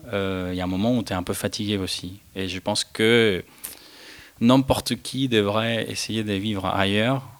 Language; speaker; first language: French; non-native, fluent; Spanish